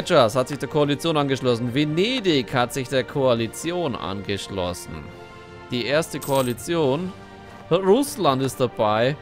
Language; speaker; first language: German; native; German